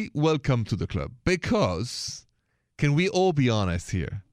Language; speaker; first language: English; non-native, fluent; French